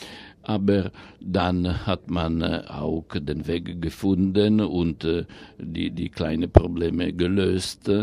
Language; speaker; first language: German; non-native, fluent; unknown